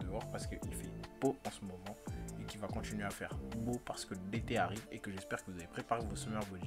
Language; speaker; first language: French; native; French